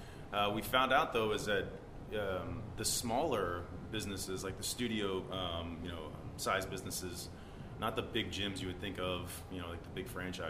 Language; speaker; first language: English; native; English